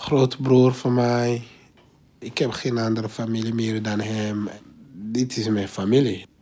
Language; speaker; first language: Dutch; non-native, fluent; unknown